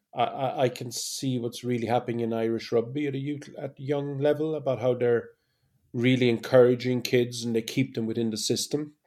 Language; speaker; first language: English; native; English